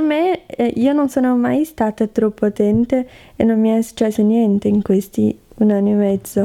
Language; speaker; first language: Italian; non-native, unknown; Portuguese